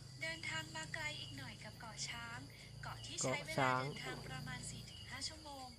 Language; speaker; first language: Thai; native; Thai